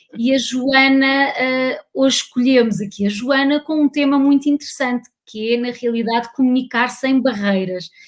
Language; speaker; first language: Portuguese; native; Portuguese